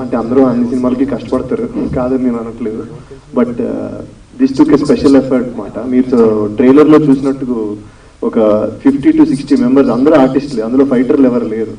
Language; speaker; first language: Telugu; native; Telugu